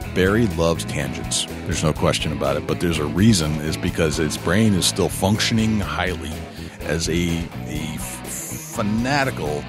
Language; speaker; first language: English; native; English